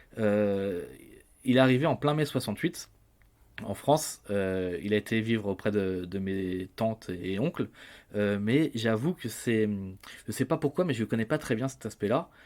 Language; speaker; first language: French; native; French